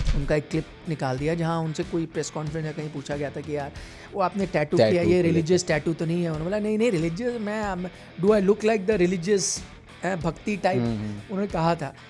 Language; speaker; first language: Hindi; non-native, local second language; Punjabi